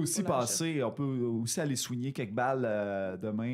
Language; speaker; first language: French; native; French